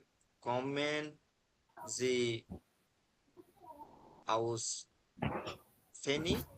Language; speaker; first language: German; non-native, fluent; Bangla